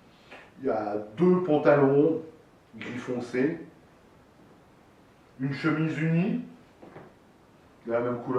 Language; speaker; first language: French; native; French